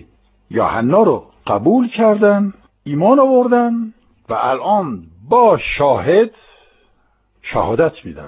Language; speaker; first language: Persian; non-native, fluent; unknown